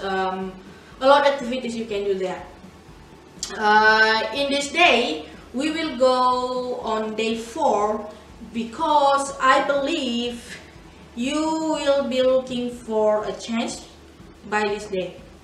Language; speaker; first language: English; non-native, learner; Indonesian